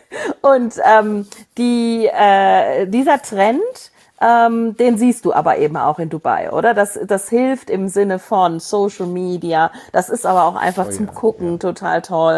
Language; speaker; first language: German; native; German